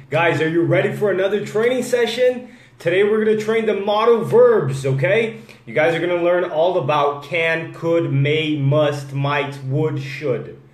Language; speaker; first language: English; non-native, fluent; Portuguese